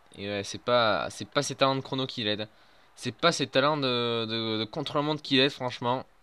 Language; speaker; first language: French; native; French